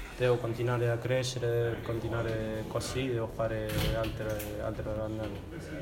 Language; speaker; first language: Italian; non-native, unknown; Spanish